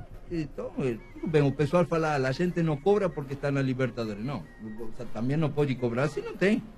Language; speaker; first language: Portuguese; non-native, fluent; Spanish